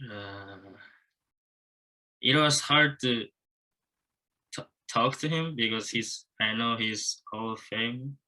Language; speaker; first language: English; non-native, learner; Japanese